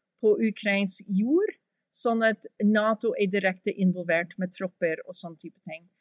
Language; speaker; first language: Norwegian; early bilingual, heritage; English